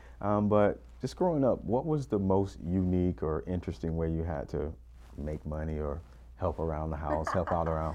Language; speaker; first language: English; native; English